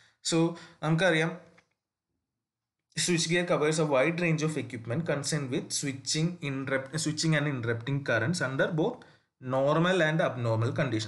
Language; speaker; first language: English; non-native, local second language; Malayalam